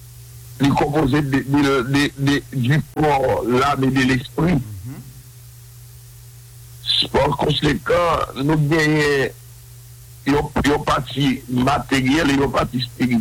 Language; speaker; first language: French; non-native, local second language; Haitian Creole